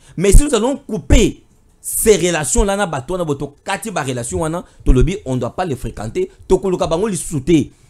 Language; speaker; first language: French; non-native, local second language; Lingala